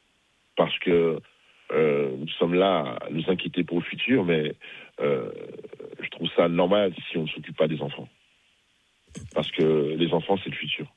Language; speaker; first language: French; early bilingual, other home language; Bambara